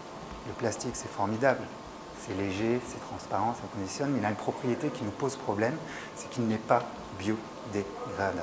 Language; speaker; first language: French; native; French